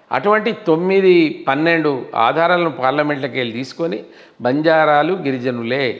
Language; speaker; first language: Telugu; non-native, local second language; Lambadi